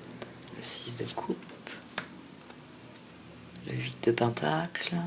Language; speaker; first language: French; native; French